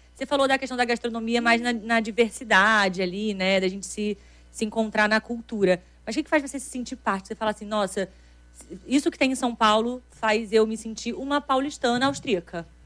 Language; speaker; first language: Portuguese; native; Portuguese